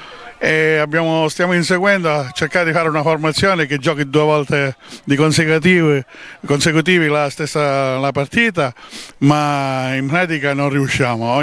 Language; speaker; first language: Italian; native; Italian